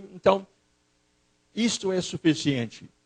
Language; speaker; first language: Portuguese; non-native, fluent; English